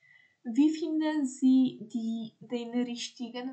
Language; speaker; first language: German; non-native, fluent; Polish